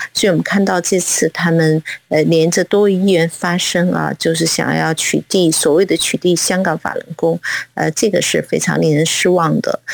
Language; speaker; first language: Chinese; non-native, local second language; Cantonese